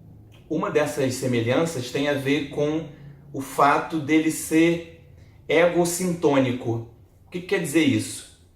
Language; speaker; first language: Portuguese; native; Portuguese